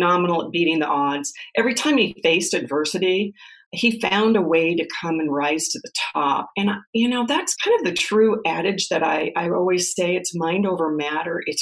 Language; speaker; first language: English; native; English